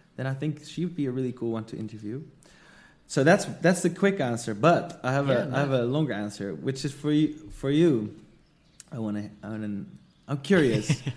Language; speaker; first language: English; non-native, fluent; Dutch